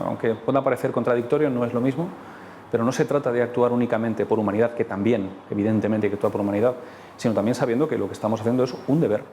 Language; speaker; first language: Spanish; native; Spanish